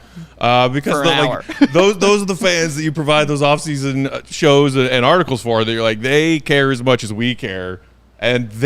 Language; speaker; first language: English; native; English